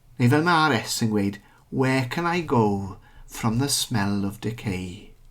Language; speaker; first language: Welsh; native; Welsh